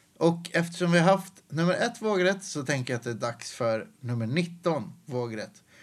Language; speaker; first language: Swedish; native; Swedish